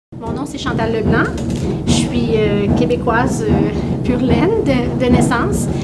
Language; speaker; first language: French; native; French